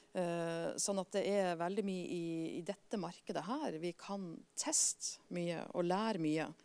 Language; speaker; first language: Norwegian; native; Norwegian